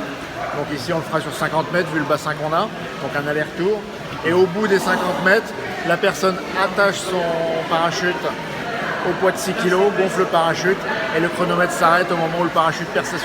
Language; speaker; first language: French; native; French